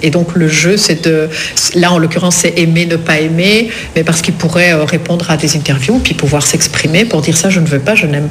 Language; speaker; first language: French; native; French